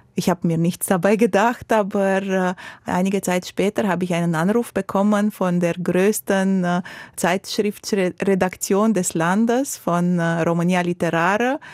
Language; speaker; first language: German; non-native, fluent; Romanian